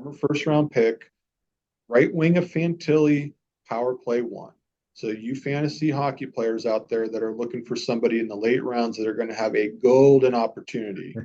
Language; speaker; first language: English; native; English